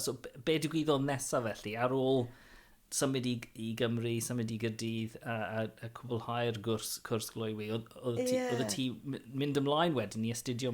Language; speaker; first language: Welsh; non-native, local second language; English